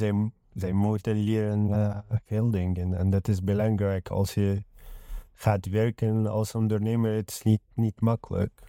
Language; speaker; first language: Dutch; non-native, learner; Arabic